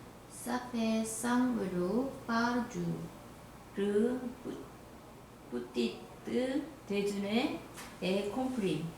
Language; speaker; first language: French; non-native, learner; Korean